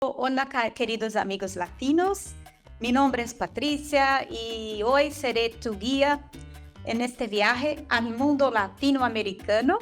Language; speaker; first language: Spanish; non-native, fluent; Portuguese